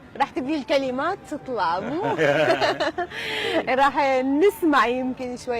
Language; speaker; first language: Arabic; native; Arabic